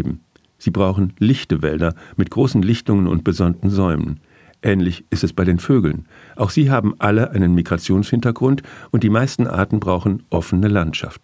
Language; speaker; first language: German; native; German